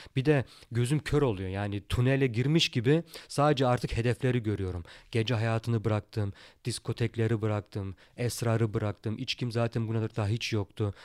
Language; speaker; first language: Turkish; early bilingual, heritage; Turkish